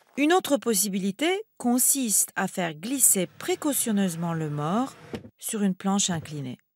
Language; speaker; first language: French; non-native, fluent; Turkish